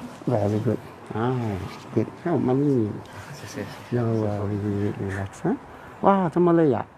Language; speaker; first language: English; non-native, local second language; Chinese